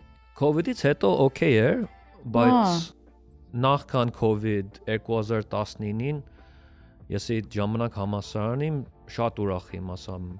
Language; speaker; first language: Armenian; early bilingual, heritage; Armenian